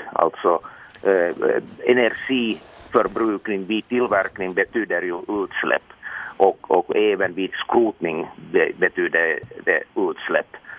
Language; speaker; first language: Swedish; non-native, local second language; Finnish